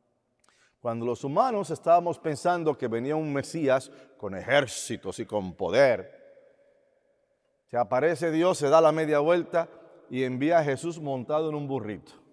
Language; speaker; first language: Spanish; native; Spanish